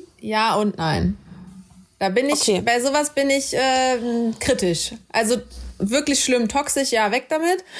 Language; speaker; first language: German; native; German